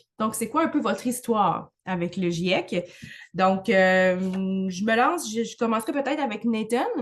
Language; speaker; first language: French; native; French